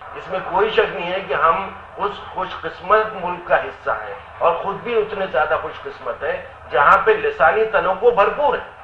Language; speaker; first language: Urdu; native; Urdu